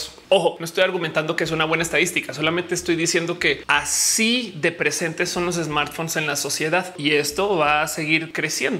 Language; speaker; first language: Spanish; native; Spanish